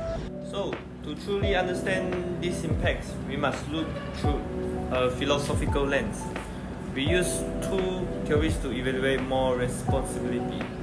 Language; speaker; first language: English; non-native, local second language; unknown